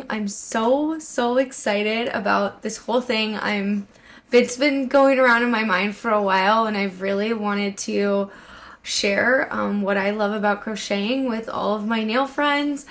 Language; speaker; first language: English; native; English